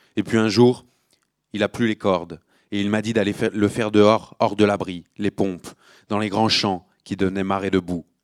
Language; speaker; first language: French; native; French